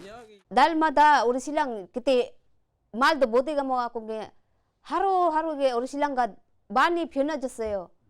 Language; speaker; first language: Korean; non-native, learner; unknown